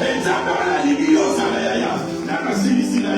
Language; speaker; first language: French; non-native, local second language; Lingala